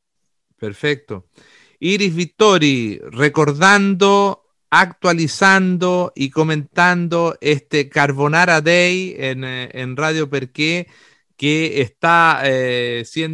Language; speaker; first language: Spanish; native; Spanish